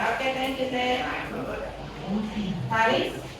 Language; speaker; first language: English; non-native, fluent; Indonesian